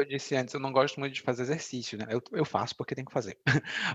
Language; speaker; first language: Portuguese; native; Portuguese